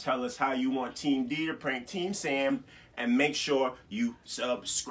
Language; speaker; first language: English; native; English